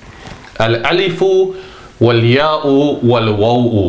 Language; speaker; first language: Arabic; non-native, fluent; English